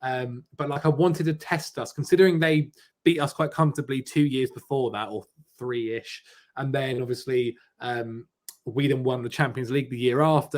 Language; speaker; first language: English; native; English